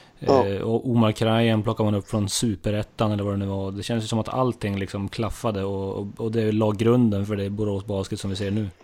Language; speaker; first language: Swedish; native; Swedish